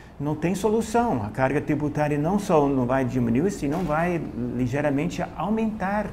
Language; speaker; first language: Portuguese; non-native, fluent; English